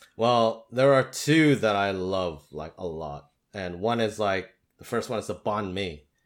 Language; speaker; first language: English; native; English